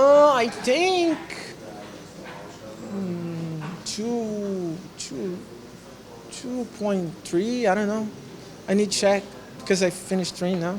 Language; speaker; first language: English; non-native, learner; Portuguese